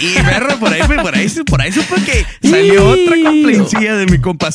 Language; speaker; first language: Spanish; early bilingual, other home language; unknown